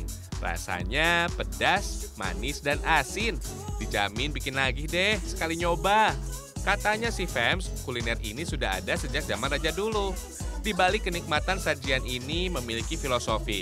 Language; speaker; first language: Indonesian; native; Indonesian